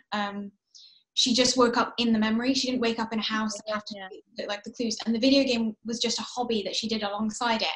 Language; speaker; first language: English; early bilingual, heritage; English